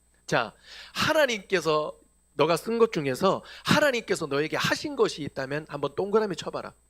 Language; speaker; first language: Korean; native; Korean